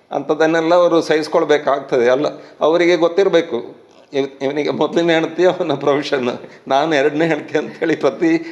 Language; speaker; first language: Kannada; native; Kannada